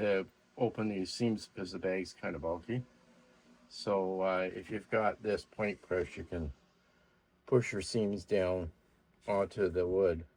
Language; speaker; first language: English; native; English